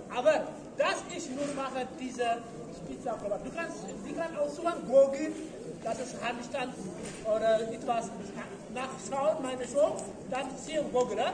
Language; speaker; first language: German; non-native, learner; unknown